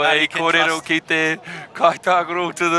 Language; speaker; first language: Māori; non-native, local second language; English